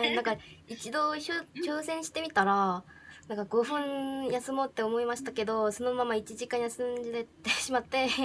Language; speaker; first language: Japanese; non-native, fluent; Korean